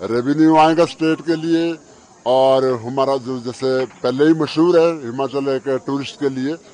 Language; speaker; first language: Hindi; native; Hindi